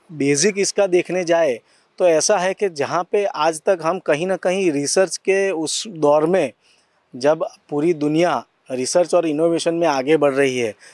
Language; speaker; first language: Hindi; non-native, local second language; Gujarati